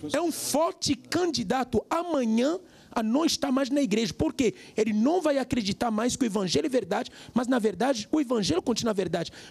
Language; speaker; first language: Portuguese; non-native, fluent; French